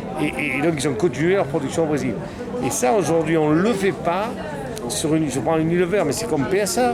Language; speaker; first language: French; native; French